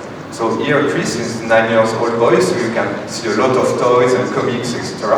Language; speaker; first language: English; non-native, fluent; French